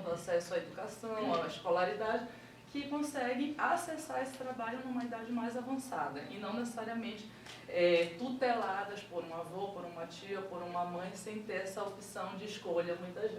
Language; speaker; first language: Portuguese; native; Portuguese